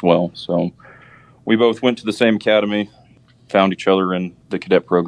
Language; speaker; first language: English; native; English